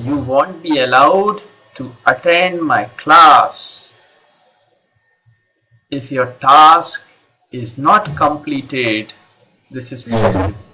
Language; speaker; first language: English; non-native, local second language; Hindi